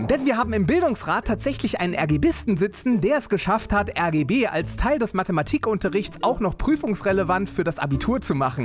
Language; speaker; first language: German; native; German